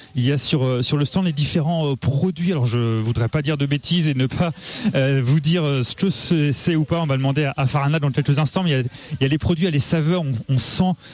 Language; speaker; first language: French; native; French